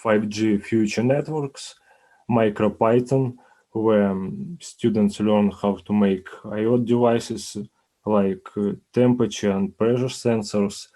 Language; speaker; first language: English; non-native, learner; Ukrainian